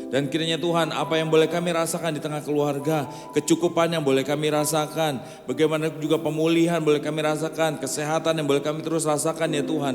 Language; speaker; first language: Indonesian; native; Indonesian